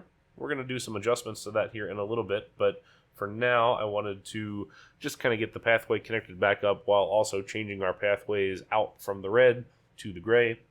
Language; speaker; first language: English; native; English